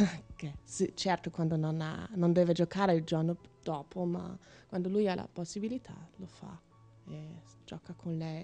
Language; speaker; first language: Italian; non-native, learner; German